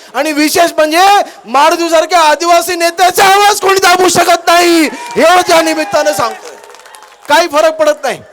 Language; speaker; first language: Marathi; native; Marathi